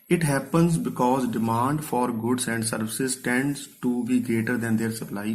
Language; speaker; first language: English; non-native, local second language; Punjabi